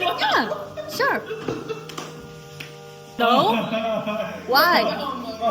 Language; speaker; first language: English; non-native, learner; Korean